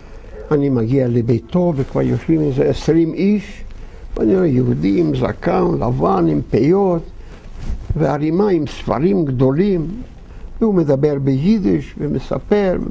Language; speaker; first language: Hebrew; non-native, fluent; Yiddish